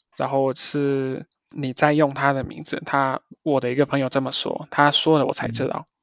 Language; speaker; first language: Chinese; non-native, fluent; Spanish